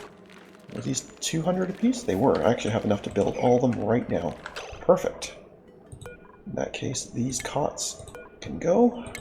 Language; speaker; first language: English; native; English